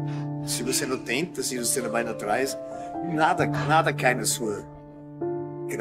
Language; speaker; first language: Portuguese; non-native, fluent; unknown